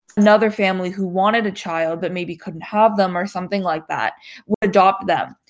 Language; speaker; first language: English; native; English